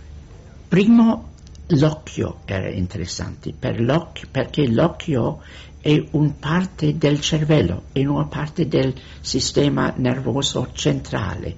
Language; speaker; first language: Italian; non-native, fluent; English